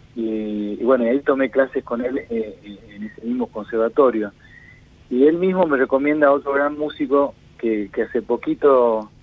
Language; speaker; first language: Spanish; native; Spanish